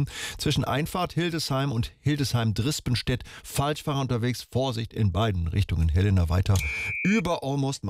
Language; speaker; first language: German; native; German